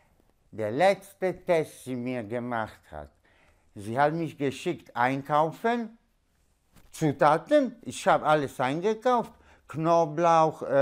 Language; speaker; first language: German; non-native, learner; Polish